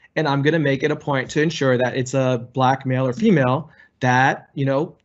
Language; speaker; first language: English; native; English